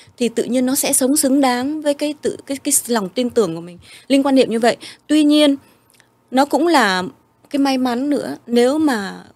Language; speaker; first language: Vietnamese; early bilingual, heritage; Vietnamese